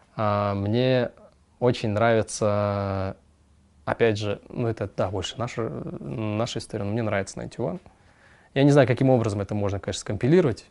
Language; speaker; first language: Russian; non-native, local second language; Kyrgyz